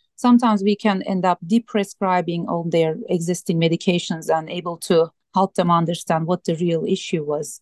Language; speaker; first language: English; non-native, fluent; Turkish